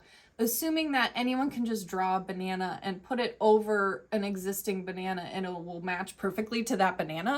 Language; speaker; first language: English; native; English